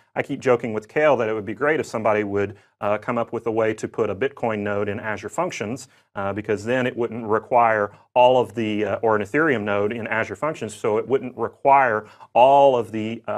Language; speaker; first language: English; native; English